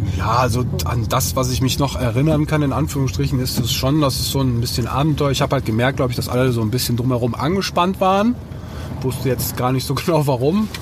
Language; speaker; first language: German; early bilingual, other home language; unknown